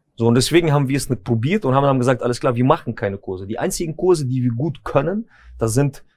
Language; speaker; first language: German; early bilingual, other home language; Russian